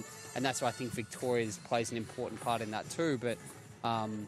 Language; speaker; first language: English; native; English